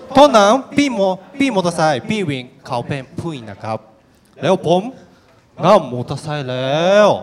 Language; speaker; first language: Thai; non-native, learner; Japanese